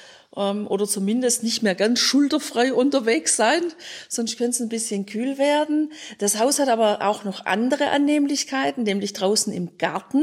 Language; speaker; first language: German; native; German